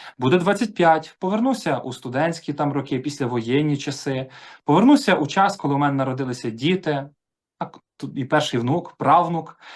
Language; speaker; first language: Ukrainian; native; Ukrainian